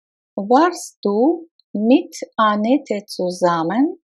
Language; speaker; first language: German; non-native, fluent; Russian